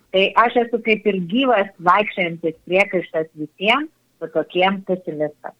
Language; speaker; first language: Lithuanian; native; Lithuanian